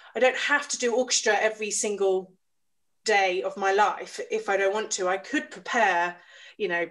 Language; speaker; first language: English; native; English